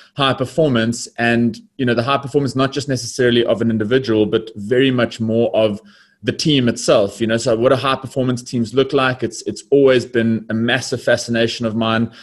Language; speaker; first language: English; native; English